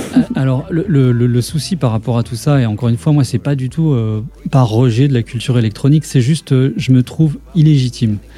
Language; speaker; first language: French; native; French